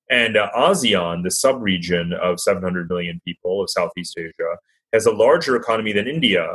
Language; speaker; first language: English; native; English